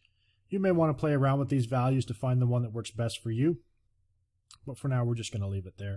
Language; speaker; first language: English; native; English